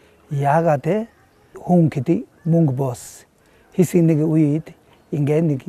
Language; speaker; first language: Mongolian; non-native, fluent; Tibetan